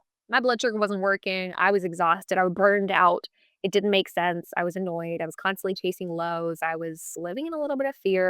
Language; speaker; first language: English; native; English